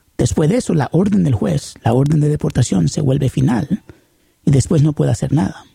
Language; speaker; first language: Spanish; early bilingual, heritage; Spanish